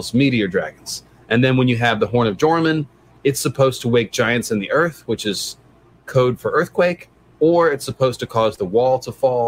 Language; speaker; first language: English; native; English